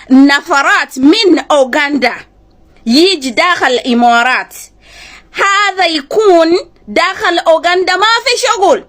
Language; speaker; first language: Arabic; non-native, learner; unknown